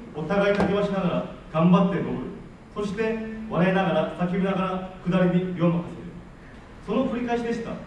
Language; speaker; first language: Japanese; non-native, fluent; Korean